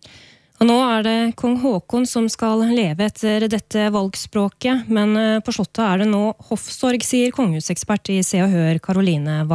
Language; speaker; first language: Norwegian; native; Norwegian